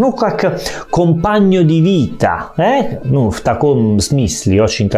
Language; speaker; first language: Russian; non-native, fluent; Italian